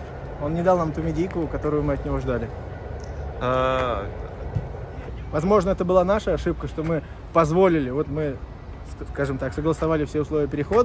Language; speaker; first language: Russian; native; Russian